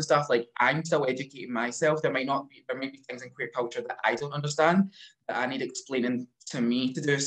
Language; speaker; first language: English; native; English